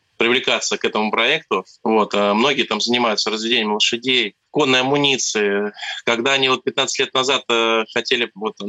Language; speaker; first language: Russian; native; Russian